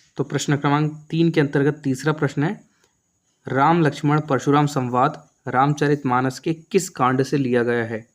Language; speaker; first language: Hindi; native; Hindi